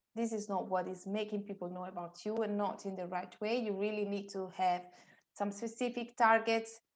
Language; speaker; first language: English; non-native, fluent; Italian